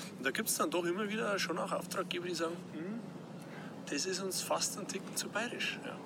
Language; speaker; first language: German; native; German